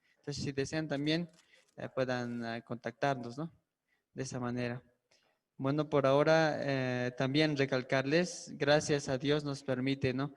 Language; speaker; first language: Spanish; native; Spanish